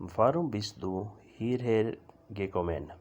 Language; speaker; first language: German; non-native, learner; Urdu